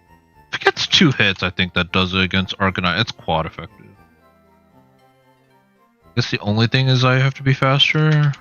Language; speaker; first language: English; native; English